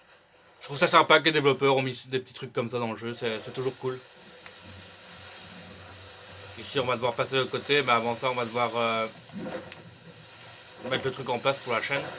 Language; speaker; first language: French; native; French